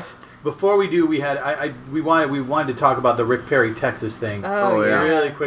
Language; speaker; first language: English; native; English